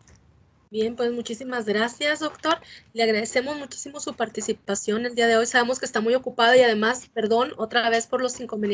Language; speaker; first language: Spanish; native; Spanish